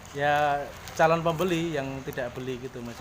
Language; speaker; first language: Indonesian; native; Indonesian